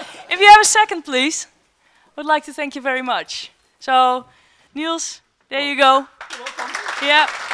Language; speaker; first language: English; non-native, fluent; Dutch